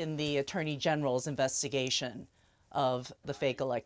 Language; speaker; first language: English; native; English